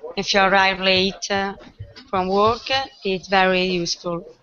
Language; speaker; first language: English; non-native, learner; Italian